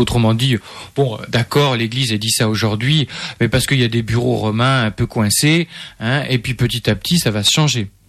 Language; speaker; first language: French; native; French